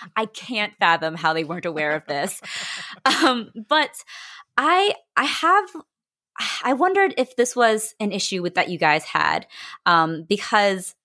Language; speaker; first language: English; early bilingual, other home language; Vietnamese